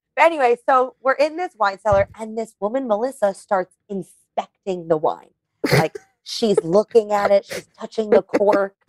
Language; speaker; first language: English; native; English